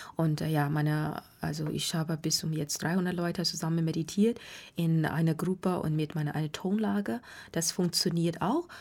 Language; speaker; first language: German; non-native, learner; Burmese